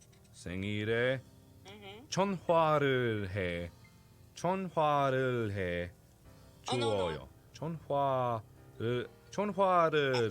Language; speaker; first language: Korean; non-native, learner; English